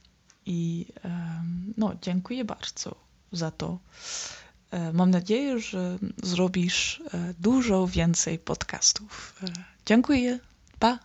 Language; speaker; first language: Polish; non-native, learner; Dutch